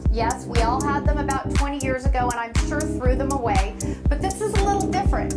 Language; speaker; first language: English; native; English